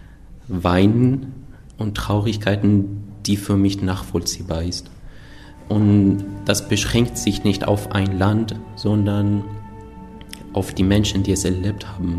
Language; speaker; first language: German; non-native, fluent; Persian